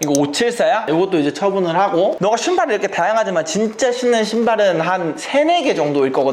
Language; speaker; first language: Korean; native; Korean